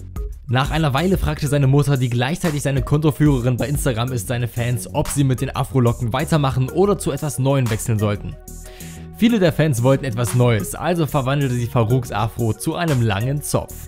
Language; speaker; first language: German; native; German